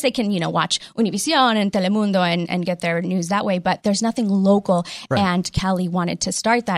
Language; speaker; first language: English; early bilingual, other home language; Spanish